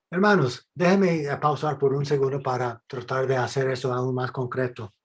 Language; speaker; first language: Spanish; non-native, fluent; English